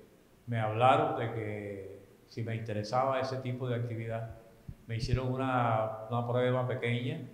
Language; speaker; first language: Spanish; native; Spanish